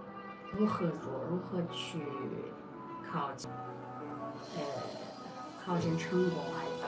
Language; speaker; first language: Chinese; non-native, local second language; Uyghur